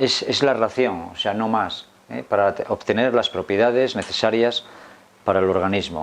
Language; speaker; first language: Spanish; native; Spanish